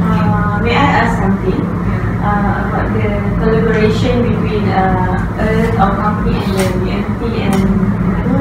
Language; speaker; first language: English; non-native, local second language; Malay